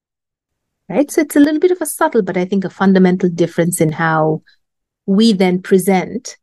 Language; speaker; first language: English; non-native, local second language; Bangla